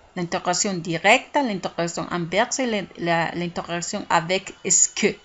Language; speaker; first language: French; non-native, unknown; Spanish